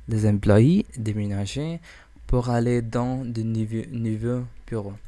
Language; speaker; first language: French; non-native, learner; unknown